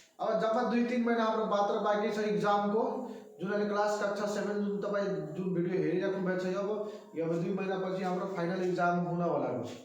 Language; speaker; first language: Nepali; non-native, local second language; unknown